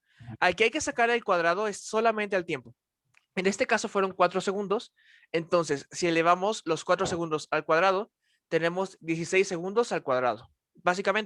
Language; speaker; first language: Spanish; native; Spanish